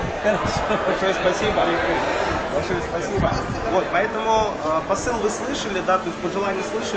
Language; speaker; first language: Russian; native; Russian